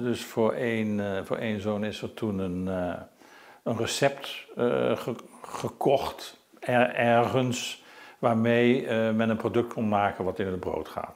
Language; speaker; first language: Dutch; native; Dutch